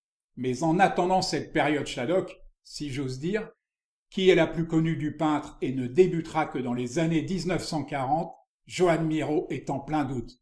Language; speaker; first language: French; native; French